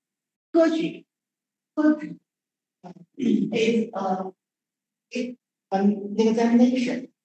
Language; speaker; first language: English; non-native, learner; Chinese